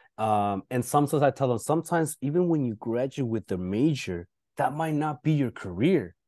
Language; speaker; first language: English; early bilingual, other home language; Spanish